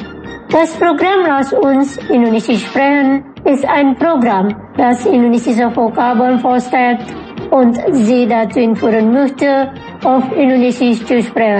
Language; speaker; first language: German; non-native, fluent; Indonesian